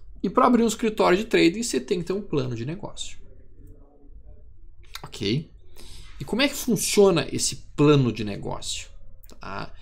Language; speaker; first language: Portuguese; native; Portuguese